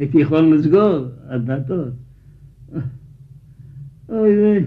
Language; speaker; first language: Hebrew; non-native, fluent; Yiddish